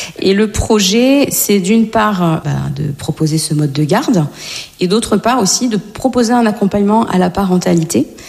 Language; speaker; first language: French; native; French